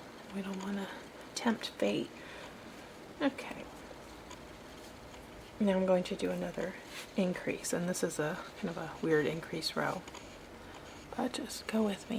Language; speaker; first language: English; native; English